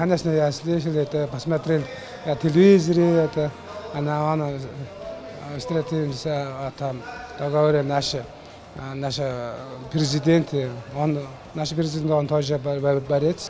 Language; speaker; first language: Russian; non-native, learner; Mongolian